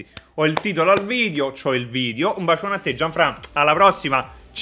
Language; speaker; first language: Italian; native; Italian